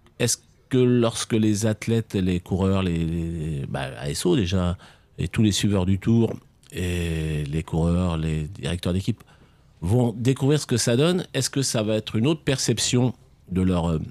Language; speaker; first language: French; native; French